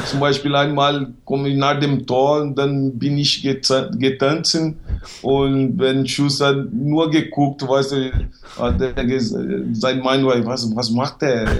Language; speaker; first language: German; non-native, learner; Portuguese